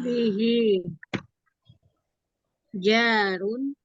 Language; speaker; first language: Arabic; non-native, learner; Indonesian